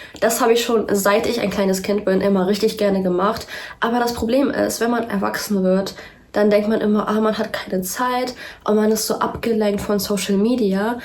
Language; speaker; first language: German; early bilingual, other home language; Russian